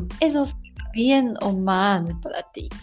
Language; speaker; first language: Spanish; non-native, learner; Chinese